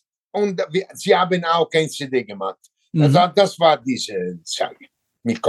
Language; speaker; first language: German; non-native, learner; Italian